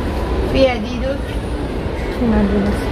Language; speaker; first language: Arabic; native; Arabic